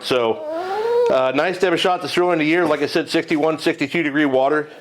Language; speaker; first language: English; native; English